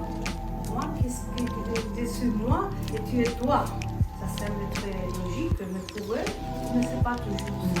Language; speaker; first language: French; non-native, fluent; Spanish